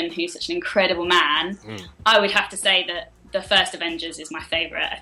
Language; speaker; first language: English; native; English